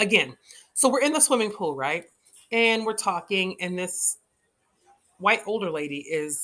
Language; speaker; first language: English; native; English